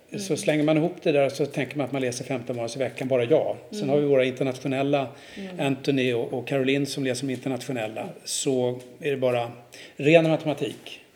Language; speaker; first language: Swedish; native; Swedish